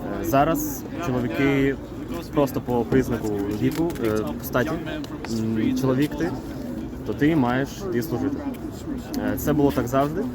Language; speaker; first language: Ukrainian; non-native, local second language; Russian